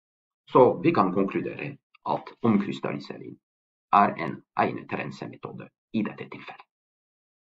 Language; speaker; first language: Norwegian; non-native, fluent; French